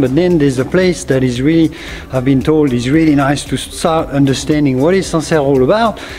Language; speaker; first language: English; non-native, fluent; French